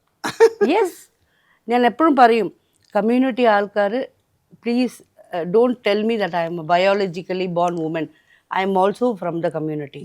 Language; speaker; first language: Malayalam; non-native, local second language; Tamil